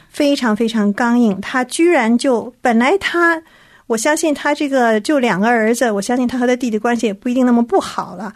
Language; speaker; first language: Chinese; native; Chinese